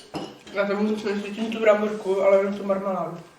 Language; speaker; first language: Czech; native; Czech